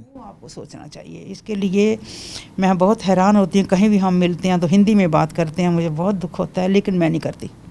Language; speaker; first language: Hindi; non-native, local second language; Dogri